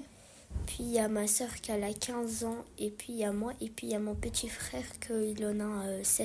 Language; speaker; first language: French; early bilingual, other home language; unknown